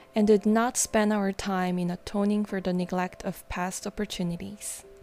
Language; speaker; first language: English; non-native, fluent; Korean